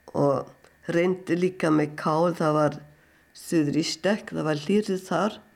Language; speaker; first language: Icelandic; non-native, fluent; German